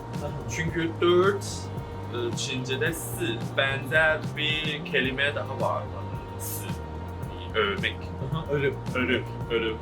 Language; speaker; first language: Turkish; non-native, learner; Chinese